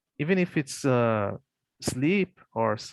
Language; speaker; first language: English; non-native, fluent; Portuguese